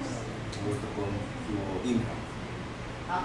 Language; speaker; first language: Chinese; non-native, learner; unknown